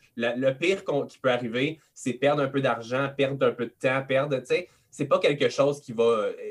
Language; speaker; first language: French; native; French